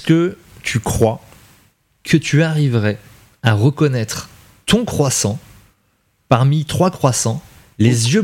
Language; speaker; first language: French; native; French